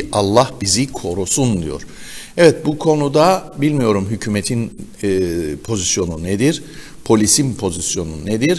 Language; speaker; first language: Turkish; native; Turkish